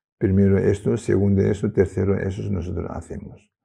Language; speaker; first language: Spanish; non-native, learner; Tibetan